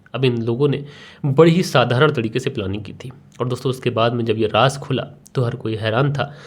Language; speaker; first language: Hindi; native; Hindi